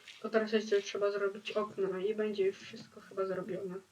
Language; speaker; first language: Polish; native; Polish